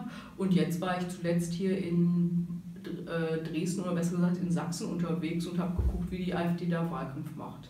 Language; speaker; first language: German; native; German